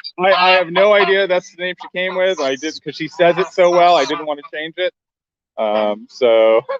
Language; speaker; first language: English; native; English